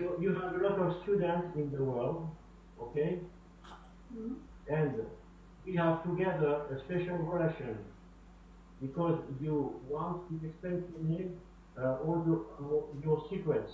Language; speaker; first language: English; non-native, fluent; French